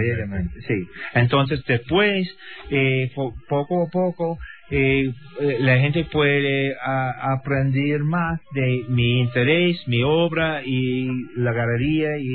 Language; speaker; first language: Spanish; non-native, learner; English